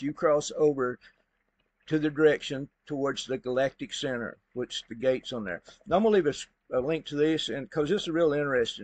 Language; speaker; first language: English; native; English